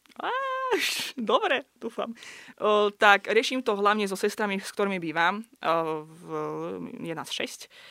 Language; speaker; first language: Slovak; non-native, fluent; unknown